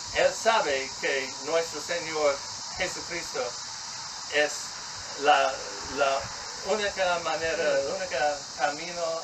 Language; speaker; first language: Spanish; non-native, learner; English